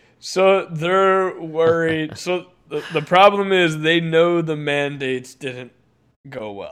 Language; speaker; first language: English; native; English